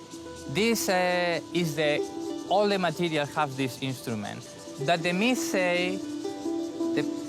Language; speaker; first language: English; non-native, learner; Spanish